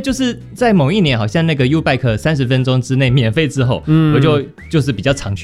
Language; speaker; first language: Chinese; native; Chinese